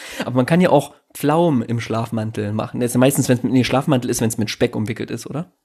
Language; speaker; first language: German; native; German